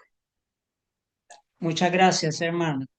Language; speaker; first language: Spanish; native; Spanish